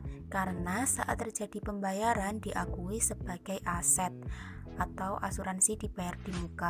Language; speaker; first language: Indonesian; native; Indonesian